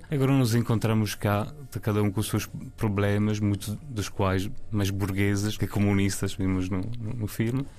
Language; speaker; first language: Portuguese; non-native, fluent; Italian